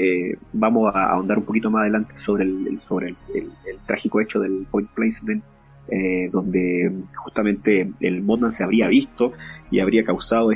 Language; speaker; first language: Spanish; native; Spanish